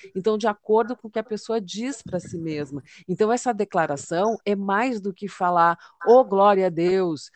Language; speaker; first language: Portuguese; native; Portuguese